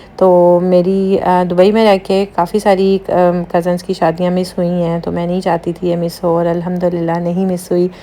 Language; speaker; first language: Urdu; native; Urdu